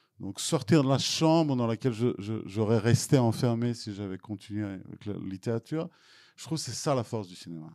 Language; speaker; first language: French; non-native, fluent; Serbian